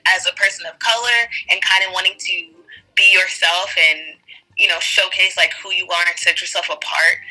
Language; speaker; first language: English; early bilingual, other home language; Wolof